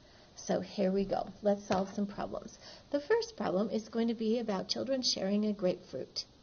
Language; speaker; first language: English; native; English